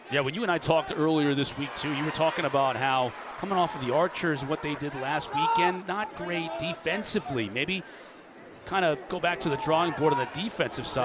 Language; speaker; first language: English; native; English